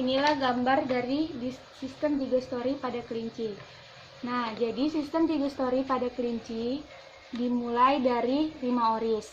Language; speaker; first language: Indonesian; native; Indonesian